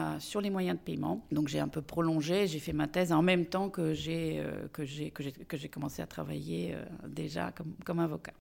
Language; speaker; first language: French; non-native, fluent; Russian